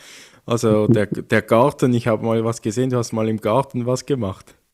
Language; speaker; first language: German; native; German